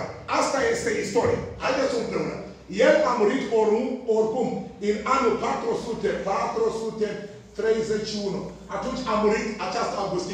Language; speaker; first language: Romanian; non-native, fluent; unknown